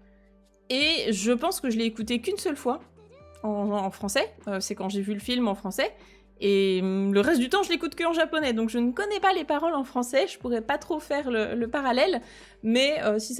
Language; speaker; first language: French; native; French